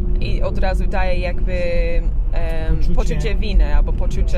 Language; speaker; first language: Polish; non-native, learner; English